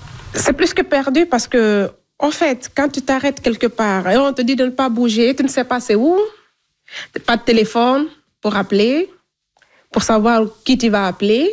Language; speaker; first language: French; non-native, local second language; Fula